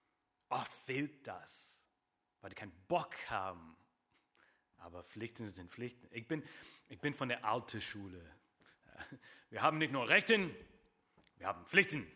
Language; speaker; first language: German; non-native, fluent; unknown